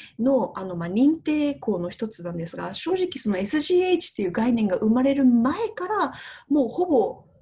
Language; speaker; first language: Japanese; native; Japanese